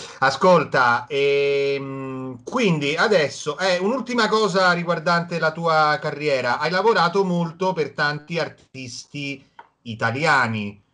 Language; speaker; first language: Italian; native; Italian